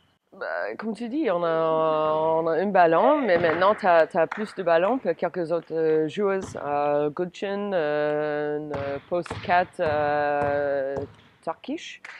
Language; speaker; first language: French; non-native, learner; English